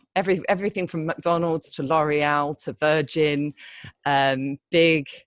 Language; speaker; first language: English; native; English